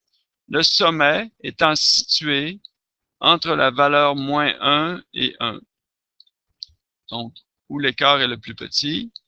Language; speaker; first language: French; native; French